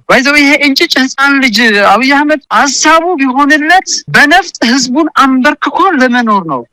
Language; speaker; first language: Amharic; non-native, local second language; Tigrinya